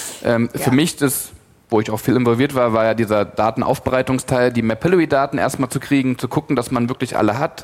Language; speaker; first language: German; native; German